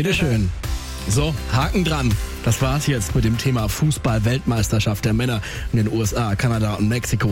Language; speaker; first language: German; native; German